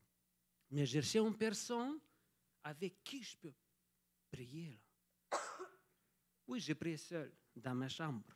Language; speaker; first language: French; non-native, fluent; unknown